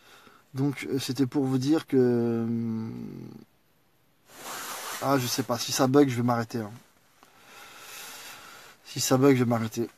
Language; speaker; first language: French; native; French